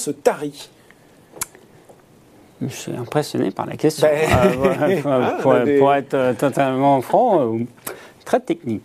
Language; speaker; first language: French; native; French